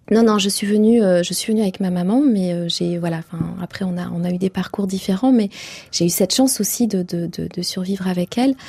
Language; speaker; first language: French; non-native, local second language; Kinyarwanda